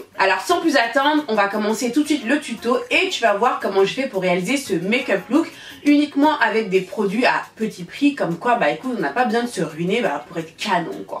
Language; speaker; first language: French; native; French